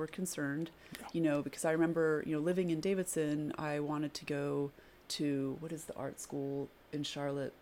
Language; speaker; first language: English; early bilingual, other home language; French